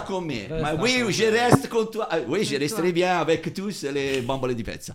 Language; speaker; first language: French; non-native, fluent; Italian